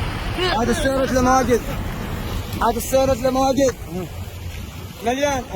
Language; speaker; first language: Arabic; native; Arabic